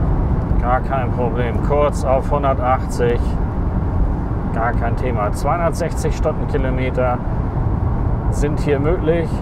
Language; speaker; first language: German; native; German